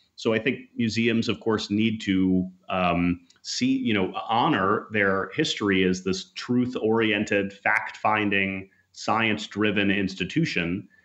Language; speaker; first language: English; native; English